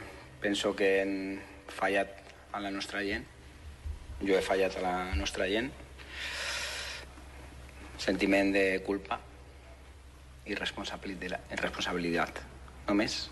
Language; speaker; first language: Catalan; non-native, local second language; Spanish